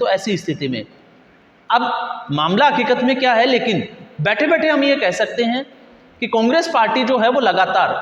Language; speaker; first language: Hindi; native; Hindi